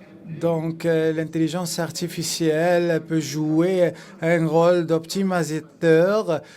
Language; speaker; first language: French; non-native, fluent; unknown